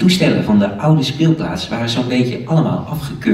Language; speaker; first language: Dutch; native; Dutch